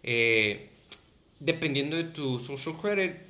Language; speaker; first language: Spanish; native; Spanish